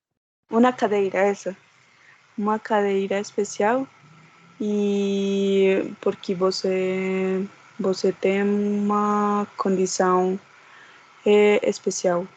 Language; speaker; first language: Portuguese; non-native, learner; Spanish